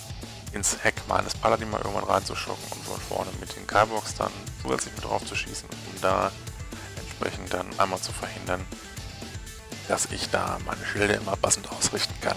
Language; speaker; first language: German; native; German